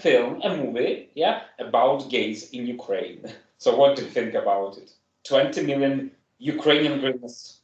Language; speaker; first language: English; non-native, fluent; German